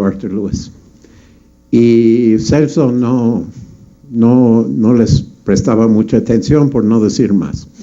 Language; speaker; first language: Spanish; non-native, fluent; English